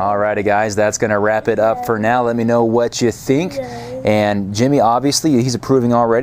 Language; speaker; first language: English; native; English